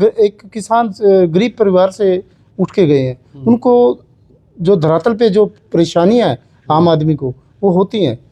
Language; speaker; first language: Hindi; native; Hindi